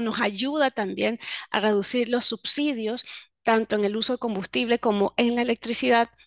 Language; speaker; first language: Spanish; native; Spanish